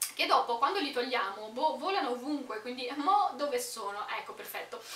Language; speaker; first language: Italian; early bilingual, other home language; Romanian